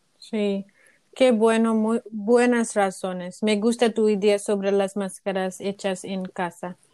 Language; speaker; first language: Spanish; non-native, learner; English